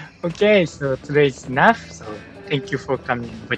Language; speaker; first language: English; non-native, learner; Japanese